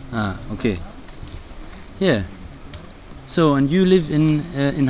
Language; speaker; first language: English; non-native, fluent; German